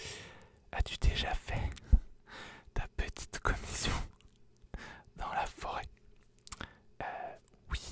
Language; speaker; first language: French; native; French